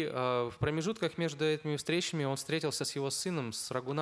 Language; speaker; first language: Russian; native; Russian